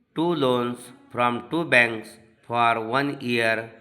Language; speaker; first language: English; non-native, local second language; Marathi